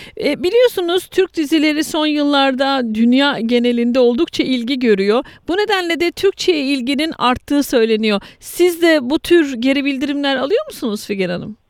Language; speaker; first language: Turkish; native; Turkish